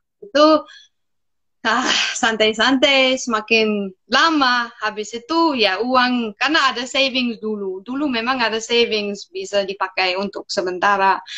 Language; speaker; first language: Indonesian; non-native, fluent; English